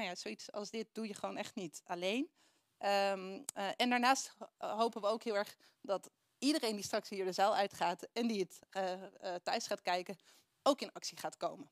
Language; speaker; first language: Dutch; native; Dutch